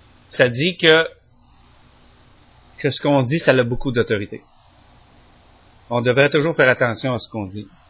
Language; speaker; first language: French; native; French